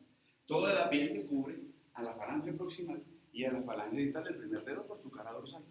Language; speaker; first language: Spanish; native; Spanish